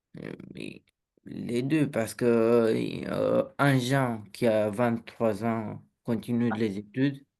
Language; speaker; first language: French; non-native, learner; Romanian